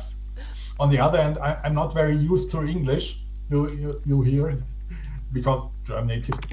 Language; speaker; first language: English; non-native, fluent; German